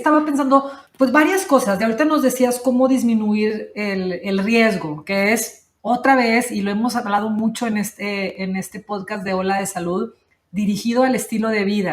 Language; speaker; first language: Spanish; native; Spanish